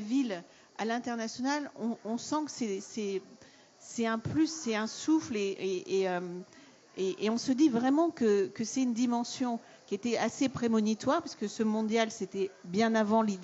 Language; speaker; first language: French; native; French